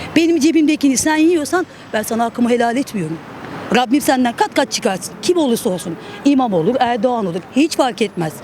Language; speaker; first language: Turkish; native; Turkish